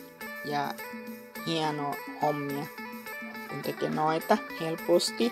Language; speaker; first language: Finnish; non-native, learner; Northeastern Thai